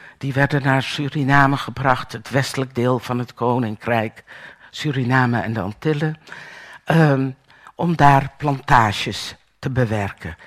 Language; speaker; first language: Dutch; native; Dutch